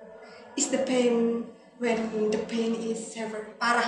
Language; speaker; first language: English; non-native, learner; Indonesian